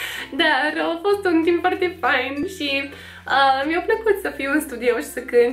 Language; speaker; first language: Romanian; early bilingual, other home language; English